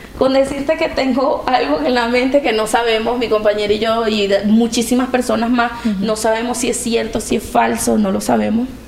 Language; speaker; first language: Spanish; native; Spanish